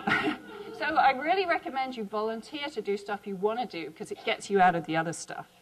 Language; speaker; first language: English; native; English